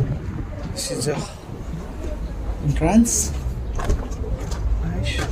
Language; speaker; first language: English; non-native, learner; Nepali